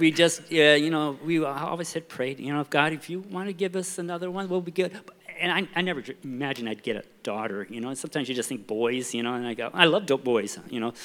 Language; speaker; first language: English; early bilingual, heritage; English